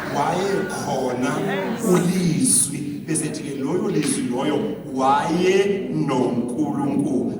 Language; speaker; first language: Zulu; native; Zulu